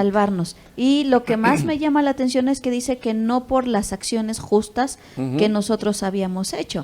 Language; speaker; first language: Spanish; native; Spanish